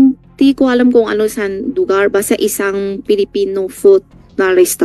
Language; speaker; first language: Filipino; non-native, learner; Chinese